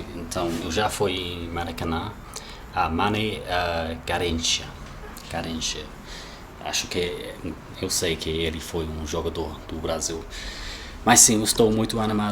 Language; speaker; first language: Portuguese; non-native, learner; English